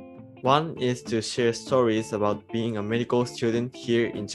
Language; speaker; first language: English; non-native, learner; Japanese